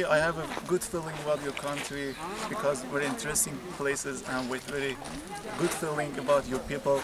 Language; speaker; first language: English; non-native, learner; Persian